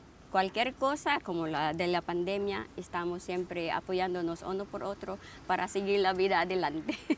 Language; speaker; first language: Spanish; non-native, fluent; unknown